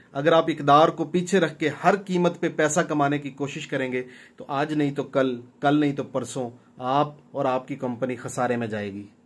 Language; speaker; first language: Urdu; non-native, local second language; Punjabi